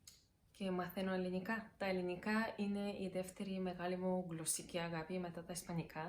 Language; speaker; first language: Greek; non-native, learner; Bulgarian